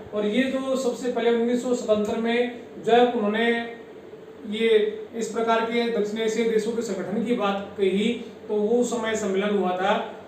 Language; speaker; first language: Hindi; native; Hindi